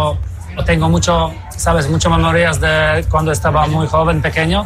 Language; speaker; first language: Spanish; non-native, fluent; Polish